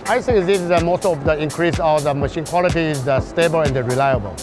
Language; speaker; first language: English; non-native, learner; Chinese